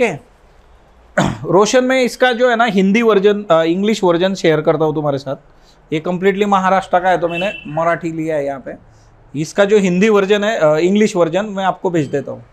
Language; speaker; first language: Hindi; non-native, local second language; Marathi